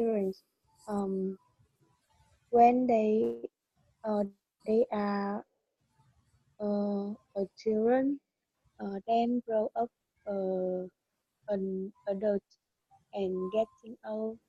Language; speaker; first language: English; non-native, learner; Vietnamese